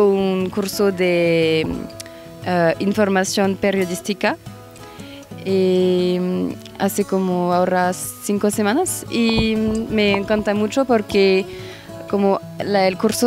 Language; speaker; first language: Spanish; non-native, learner; French